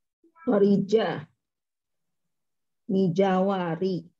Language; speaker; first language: Arabic; non-native, learner; Indonesian